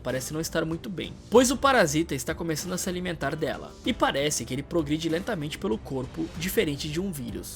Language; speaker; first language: Portuguese; native; Portuguese